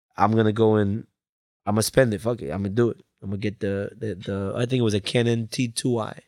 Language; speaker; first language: English; early bilingual, other home language; Spanish